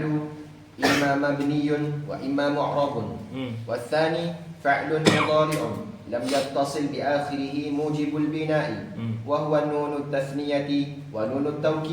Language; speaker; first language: Arabic; non-native, learner; Malay